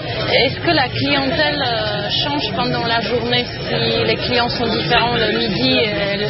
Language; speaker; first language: French; non-native, fluent; Slovak